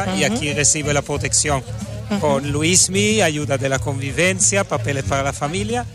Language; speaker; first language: Spanish; non-native, fluent; Hebrew